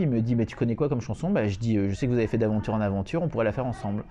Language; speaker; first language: French; native; French